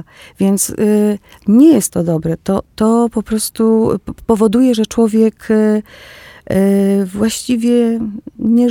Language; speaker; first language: Polish; early bilingual, other home language; Greek